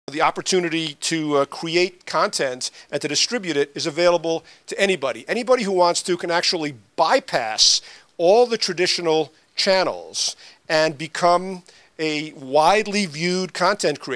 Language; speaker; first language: English; native; English